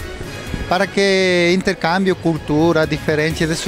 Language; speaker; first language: Portuguese; non-native, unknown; Spanish